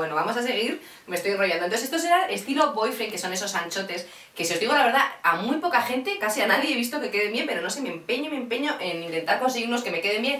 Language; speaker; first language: Spanish; native; Spanish